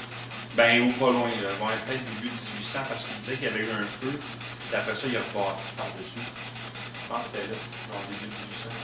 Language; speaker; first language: French; native; French